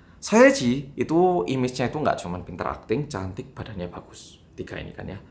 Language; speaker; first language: Indonesian; non-native, fluent; Korean